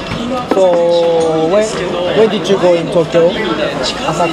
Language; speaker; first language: English; non-native, learner; Japanese